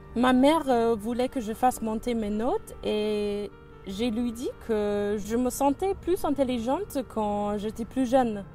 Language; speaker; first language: French; non-native, fluent; English